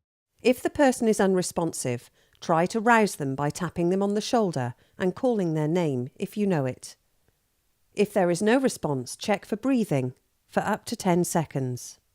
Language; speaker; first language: English; native; English